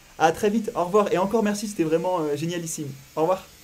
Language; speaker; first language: French; native; French